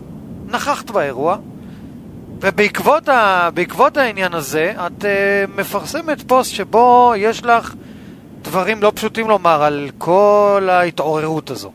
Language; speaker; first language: Hebrew; native; Hebrew